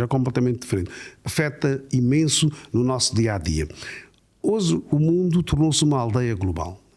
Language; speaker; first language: Portuguese; native; Portuguese